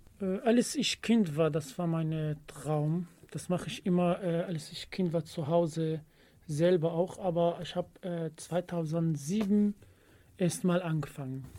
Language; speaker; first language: German; non-native, learner; Kurdish